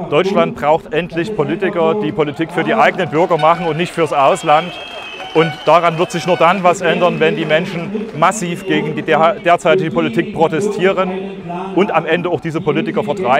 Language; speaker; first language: German; native; German